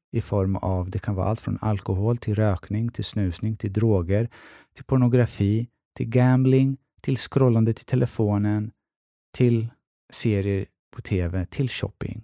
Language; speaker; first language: Swedish; early bilingual, other home language; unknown